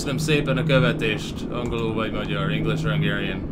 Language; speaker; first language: Hungarian; early bilingual, heritage; Hungarian